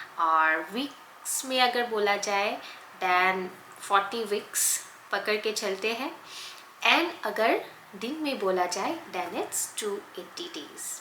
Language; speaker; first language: Hindi; non-native, local second language; Assamese